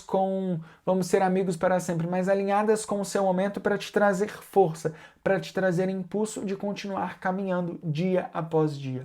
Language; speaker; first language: Portuguese; native; Portuguese